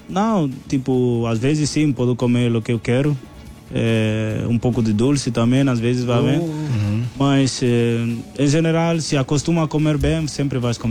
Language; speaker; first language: Portuguese; non-native, fluent; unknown